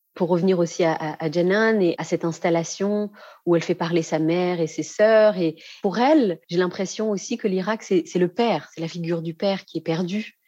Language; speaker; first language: French; native; French